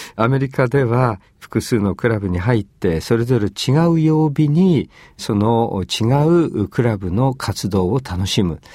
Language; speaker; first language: Japanese; native; Japanese